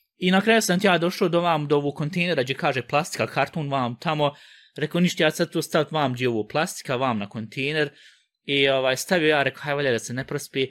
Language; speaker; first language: Bosnian; early bilingual, heritage; Bosnian